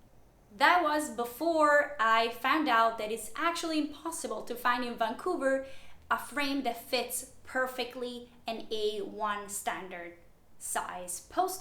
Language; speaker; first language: English; non-native, fluent; Italian